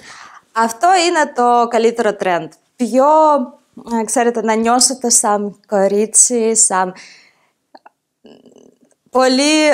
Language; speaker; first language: Greek; non-native, fluent; Ukrainian